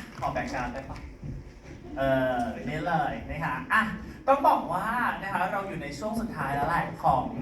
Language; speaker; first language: Thai; native; Thai